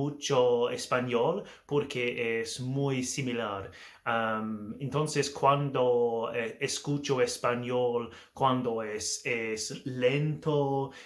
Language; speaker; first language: Spanish; non-native, learner; English